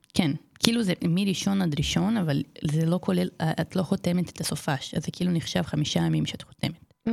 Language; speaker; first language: Hebrew; non-native, fluent; Portuguese